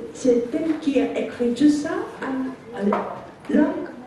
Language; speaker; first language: French; non-native, learner; Japanese